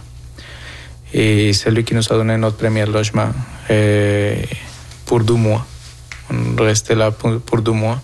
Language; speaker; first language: French; non-native, fluent; Spanish